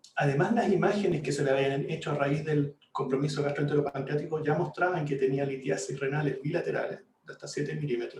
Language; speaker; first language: Spanish; native; Spanish